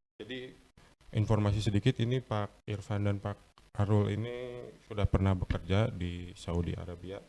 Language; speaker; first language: Indonesian; native; Indonesian